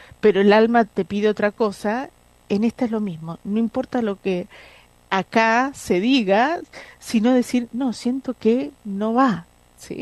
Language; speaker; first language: Spanish; native; Spanish